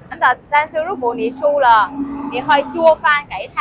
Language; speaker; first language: Chinese; non-native, fluent; Vietnamese